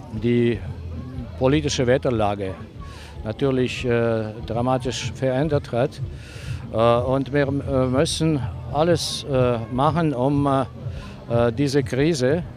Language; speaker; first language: German; non-native, fluent; Russian